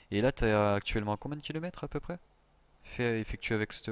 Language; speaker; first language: French; native; French